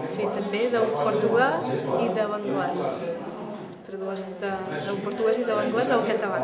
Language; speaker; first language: Catalan; non-native, fluent; Portuguese